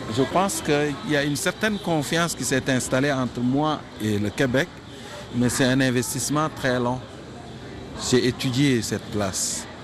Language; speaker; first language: French; non-native, local second language; Wolof